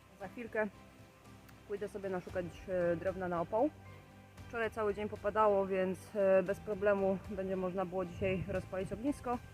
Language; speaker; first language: Polish; native; Polish